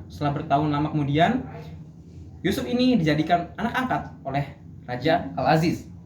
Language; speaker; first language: Indonesian; native; Indonesian